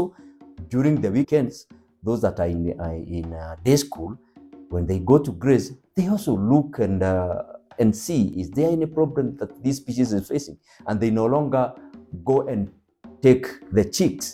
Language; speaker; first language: English; non-native, local second language; Kikuyu